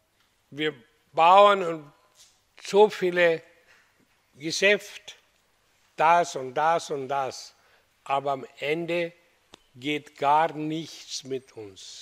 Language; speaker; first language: German; non-native, learner; Hindi